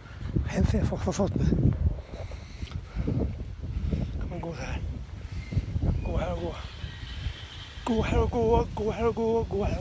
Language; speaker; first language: Swedish; native; Swedish